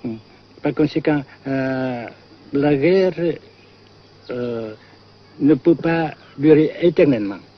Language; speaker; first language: French; non-native, fluent; Vietnamese